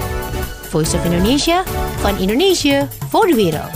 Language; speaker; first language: Dutch; non-native, fluent; Indonesian